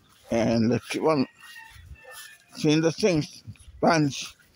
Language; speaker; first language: English; non-native, fluent; Spanish